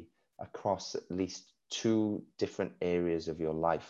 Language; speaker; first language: English; native; English